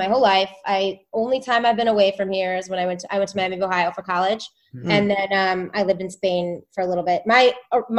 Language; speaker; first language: English; native; English